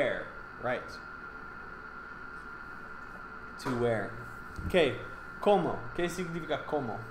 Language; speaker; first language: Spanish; non-native, fluent; English